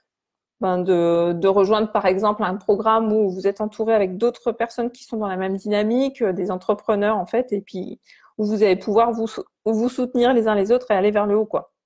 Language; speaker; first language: French; native; French